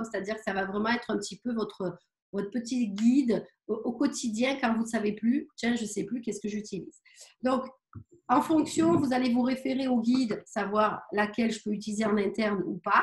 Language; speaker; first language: French; native; French